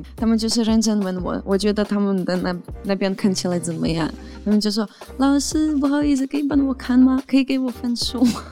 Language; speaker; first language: Chinese; non-native, fluent; Ukrainian